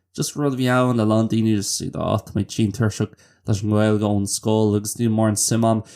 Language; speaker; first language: Irish; non-native, local second language; English